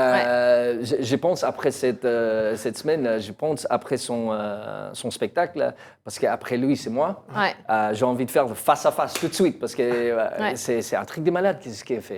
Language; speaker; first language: French; non-native, learner; English